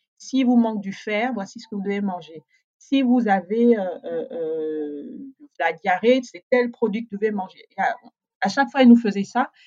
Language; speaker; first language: French; native; French